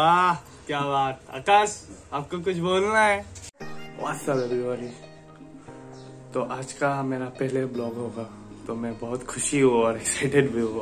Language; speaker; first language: Hindi; non-native, local second language; Bangla